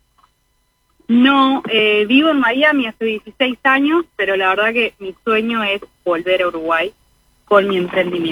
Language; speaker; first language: Spanish; native; Spanish